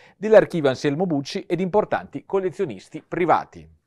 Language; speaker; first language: Italian; native; Italian